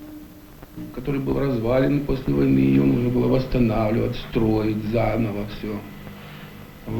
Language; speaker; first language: Russian; native; Russian